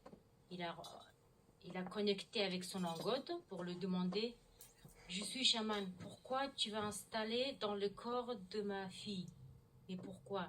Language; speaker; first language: French; non-native, learner; Mongolian